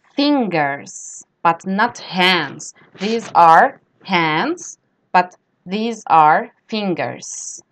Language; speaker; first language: English; non-native, fluent; Turkish